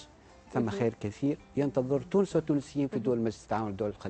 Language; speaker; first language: Arabic; native; Arabic